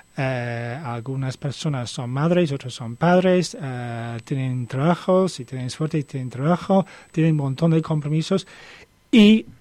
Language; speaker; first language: Spanish; non-native, fluent; English